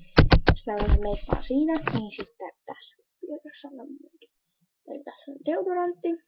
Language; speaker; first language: Finnish; native; Finnish